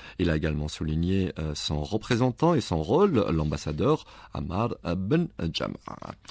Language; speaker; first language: French; non-native, local second language; Arabic